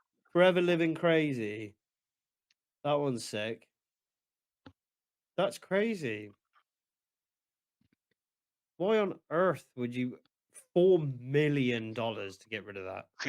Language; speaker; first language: English; native; English